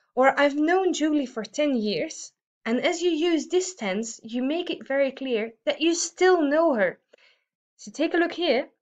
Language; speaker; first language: English; non-native, fluent; Dutch